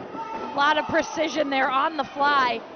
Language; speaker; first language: English; native; English